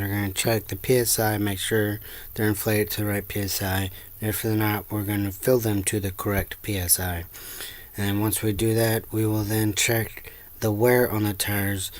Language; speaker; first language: English; native; English